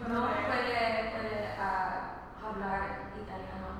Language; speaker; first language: Spanish; non-native, learner; English